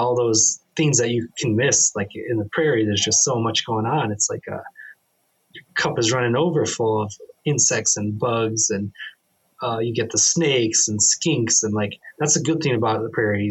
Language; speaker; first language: English; native; English